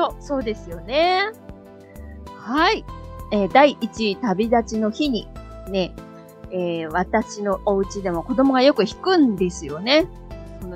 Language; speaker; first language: Japanese; native; Japanese